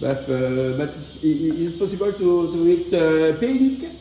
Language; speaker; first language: English; non-native, learner; French